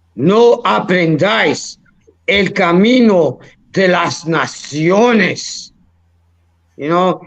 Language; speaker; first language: Spanish; early bilingual, heritage; Spanish